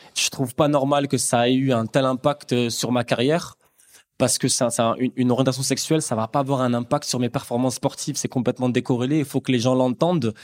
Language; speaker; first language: French; native; French